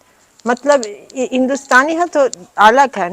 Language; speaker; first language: Hindi; non-native, learner; Italian